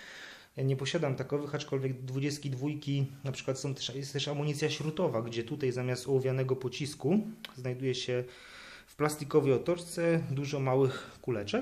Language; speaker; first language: Polish; native; Polish